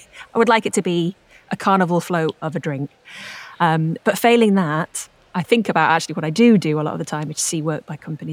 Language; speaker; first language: English; native; English